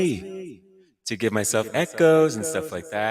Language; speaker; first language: English; native; English